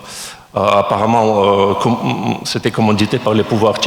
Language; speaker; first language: French; non-native, fluent; Russian